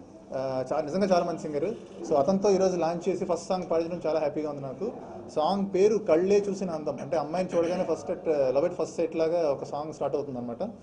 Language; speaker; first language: Telugu; native; Telugu